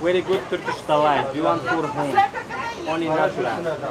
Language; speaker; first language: English; non-native, learner; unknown